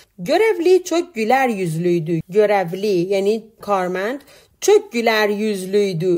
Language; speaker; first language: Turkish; non-native, fluent; Persian